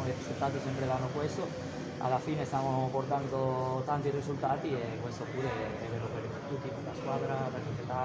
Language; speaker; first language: Italian; non-native, fluent; Spanish